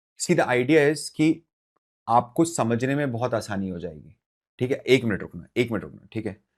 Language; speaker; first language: Hindi; native; Hindi